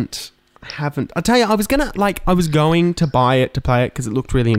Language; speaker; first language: English; native; English